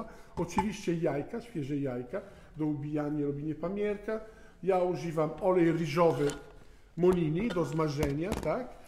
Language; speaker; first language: Polish; non-native, fluent; Italian